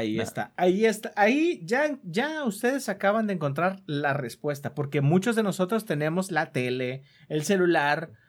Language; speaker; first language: Spanish; native; Spanish